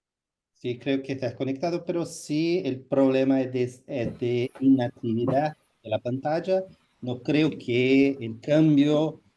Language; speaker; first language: Spanish; non-native, fluent; Portuguese